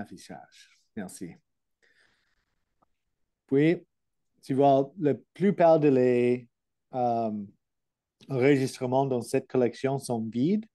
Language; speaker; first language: French; non-native, learner; English